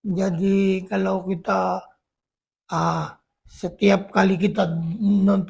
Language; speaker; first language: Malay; non-native, local second language; Filipino